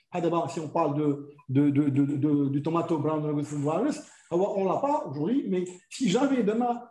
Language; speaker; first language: French; non-native, local second language; Arabic